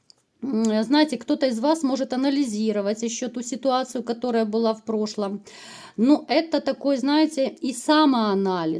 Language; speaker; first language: Russian; native; Russian